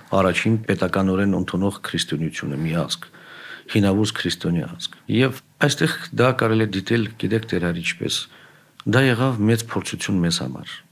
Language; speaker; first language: Armenian; native; Armenian